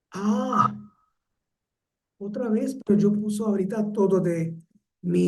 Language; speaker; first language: Spanish; non-native, learner; Hindi